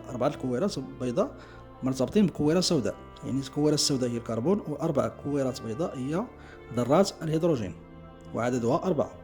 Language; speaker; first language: Arabic; native; Arabic